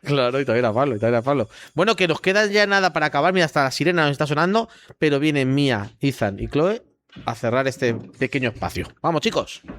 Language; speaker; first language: Spanish; native; Spanish